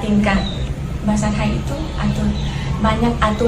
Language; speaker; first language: Indonesian; non-native, learner; Thai